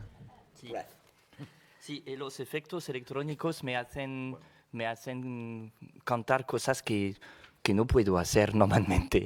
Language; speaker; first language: Spanish; non-native, fluent; French